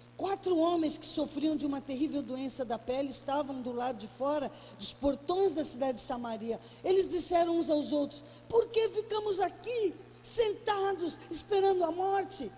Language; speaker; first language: Portuguese; native; Portuguese